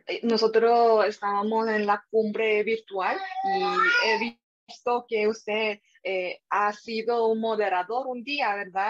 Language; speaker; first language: Spanish; non-native, fluent; Korean